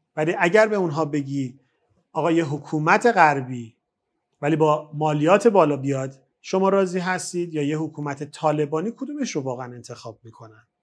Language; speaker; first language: Persian; native; Persian